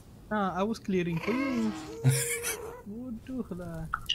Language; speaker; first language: English; non-native, local second language; Malay